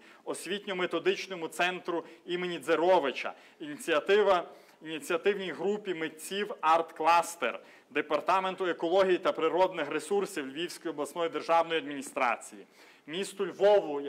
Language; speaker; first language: Ukrainian; native; Ukrainian